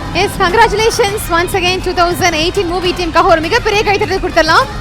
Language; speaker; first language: Tamil; native; Tamil